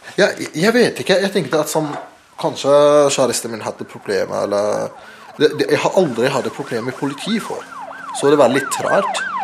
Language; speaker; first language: Norwegian; non-native, learner; Arabic